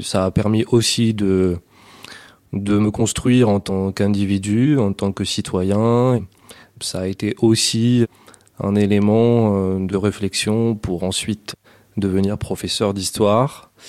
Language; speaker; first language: French; native; French